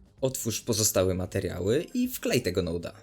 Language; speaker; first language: Polish; native; Polish